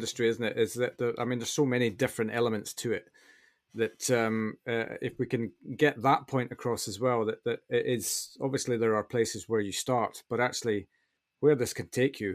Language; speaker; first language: English; native; English